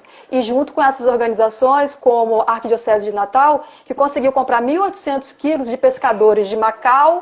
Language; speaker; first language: Portuguese; native; Portuguese